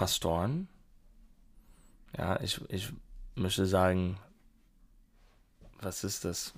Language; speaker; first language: German; non-native, learner; English